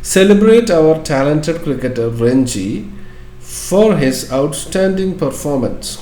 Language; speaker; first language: English; non-native, local second language; Malayalam